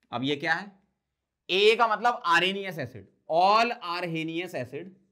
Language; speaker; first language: Hindi; native; Hindi